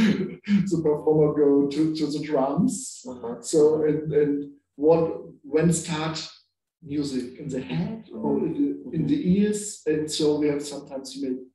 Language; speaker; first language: English; non-native, learner; German